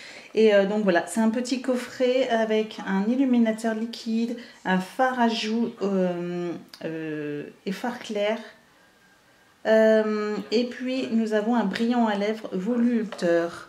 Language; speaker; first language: French; native; French